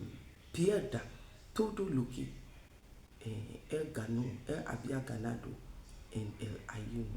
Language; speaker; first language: Spanish; non-native, fluent; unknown